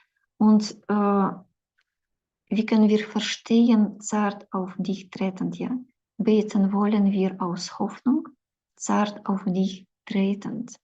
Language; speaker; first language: German; non-native, fluent; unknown